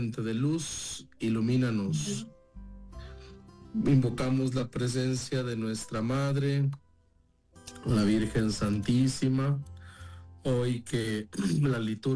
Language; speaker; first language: Spanish; native; Spanish